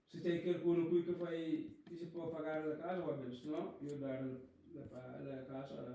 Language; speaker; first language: Italian; non-native, learner; Punjabi